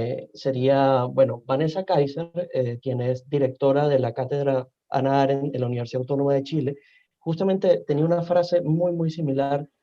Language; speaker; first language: Spanish; native; Spanish